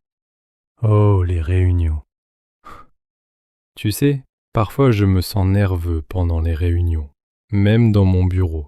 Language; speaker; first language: French; native; French